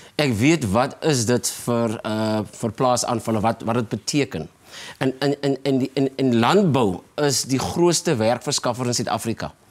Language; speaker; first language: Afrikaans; native; Afrikaans